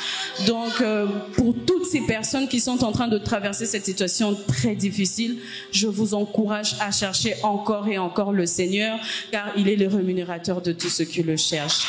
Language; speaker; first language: French; non-native, local second language; Lingala